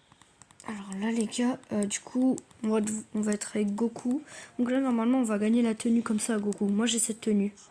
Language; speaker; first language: French; native; French